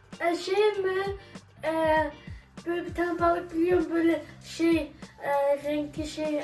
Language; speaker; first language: Turkish; early bilingual, heritage; Turkish